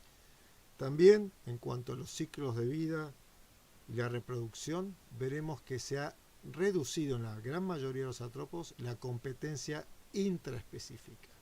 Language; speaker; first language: Spanish; native; Spanish